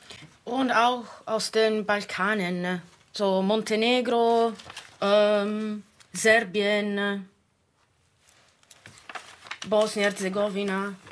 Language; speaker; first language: German; non-native, fluent; Italian